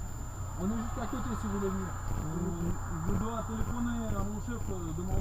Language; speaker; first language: French; non-native, learner; Russian